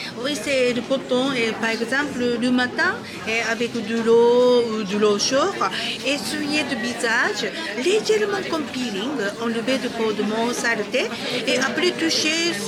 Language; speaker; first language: French; non-native, learner; Japanese